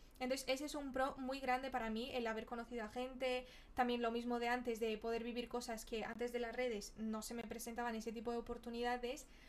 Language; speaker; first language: Spanish; early bilingual, other home language; Portuguese